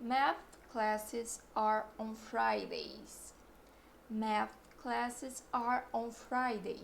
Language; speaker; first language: English; non-native, fluent; Portuguese